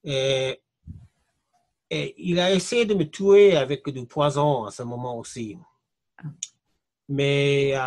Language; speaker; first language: French; non-native, fluent; English